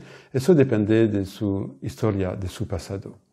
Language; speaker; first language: Spanish; non-native, fluent; French